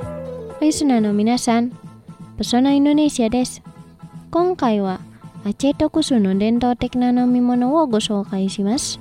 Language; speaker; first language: Japanese; non-native, fluent; Indonesian